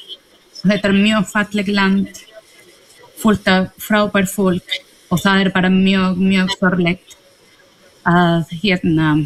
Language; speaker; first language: Icelandic; non-native, fluent; Spanish